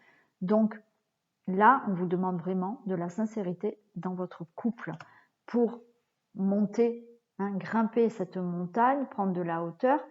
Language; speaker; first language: French; native; French